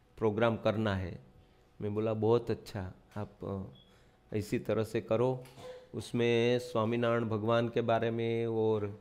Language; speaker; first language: Hindi; non-native, local second language; Gujarati